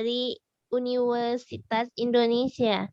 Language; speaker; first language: Indonesian; non-native, learner; Thai